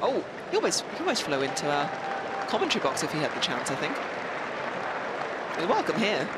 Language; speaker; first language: English; native; English